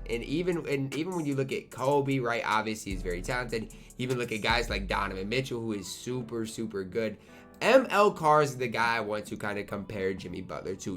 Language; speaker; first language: English; native; English